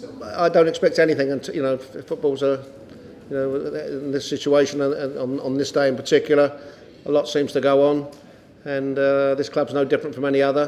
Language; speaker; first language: English; native; English